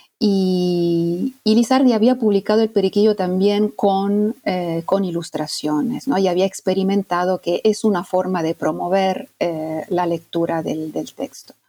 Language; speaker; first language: Spanish; non-native, fluent; Italian